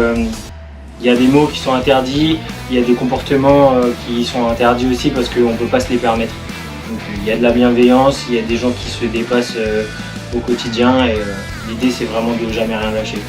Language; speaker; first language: French; native; French